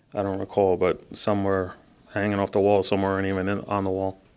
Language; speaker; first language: English; early bilingual, other home language; Spanish